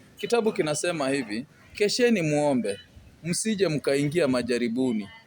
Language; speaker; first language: Swahili; non-native, local second language; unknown